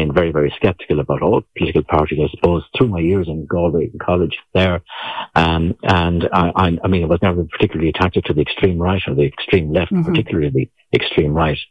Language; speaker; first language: English; native; English